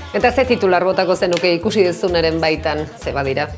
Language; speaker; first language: Basque; native; Basque